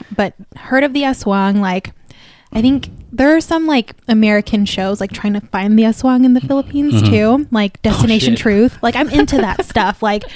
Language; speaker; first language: English; native; English